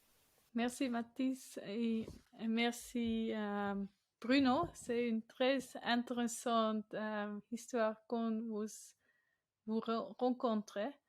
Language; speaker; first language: French; non-native, learner; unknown